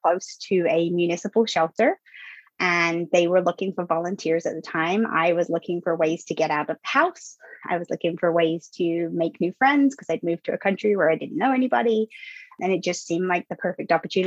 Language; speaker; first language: English; native; English